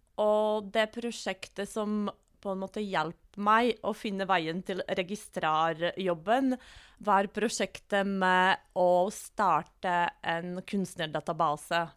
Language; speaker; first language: Norwegian; non-native, fluent; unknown